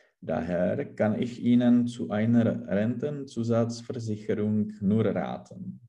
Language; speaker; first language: German; non-native, learner; Czech